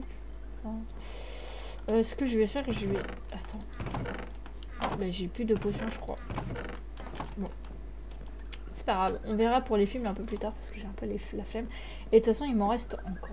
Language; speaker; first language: French; native; French